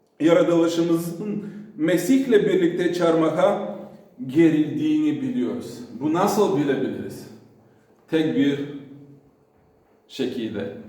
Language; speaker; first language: Turkish; non-native, fluent; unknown